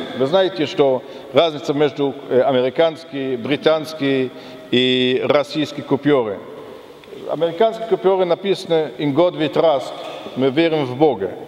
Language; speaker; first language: Russian; non-native, fluent; German